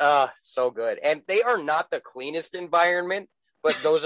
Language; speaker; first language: English; native; English